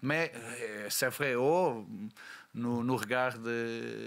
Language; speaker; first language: French; non-native, learner; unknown